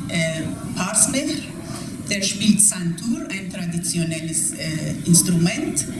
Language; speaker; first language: German; non-native, fluent; Persian